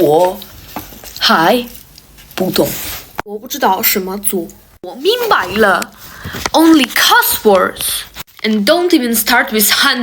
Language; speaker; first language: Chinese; non-native, learner; English